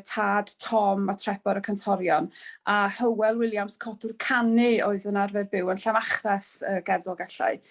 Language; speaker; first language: Welsh; native; Welsh